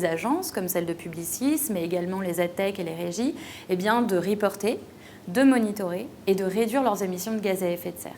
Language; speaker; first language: French; native; French